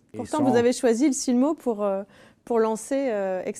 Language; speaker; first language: French; native; French